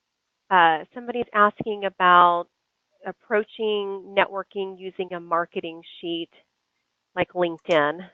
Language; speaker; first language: English; native; English